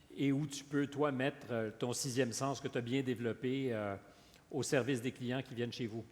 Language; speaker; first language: French; native; French